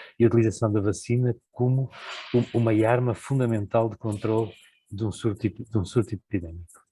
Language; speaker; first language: Portuguese; native; Portuguese